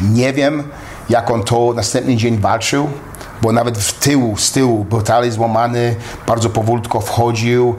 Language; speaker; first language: Polish; early bilingual, heritage; Polish